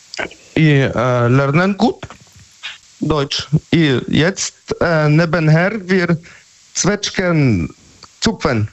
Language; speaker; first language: German; non-native, learner; Polish